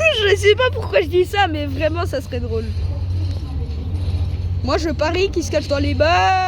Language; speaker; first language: French; native; French